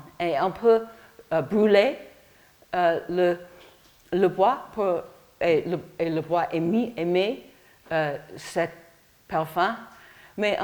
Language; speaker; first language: French; non-native, learner; English